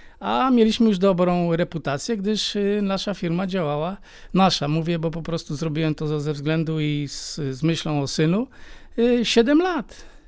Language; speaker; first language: Polish; native; Polish